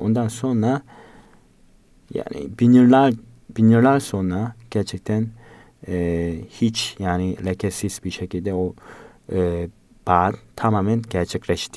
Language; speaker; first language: Turkish; non-native, fluent; Korean